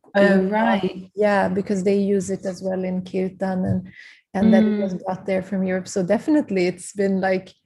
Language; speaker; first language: English; early bilingual, other home language; Kurdish